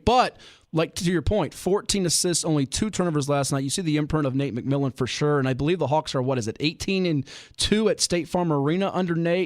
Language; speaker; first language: English; native; English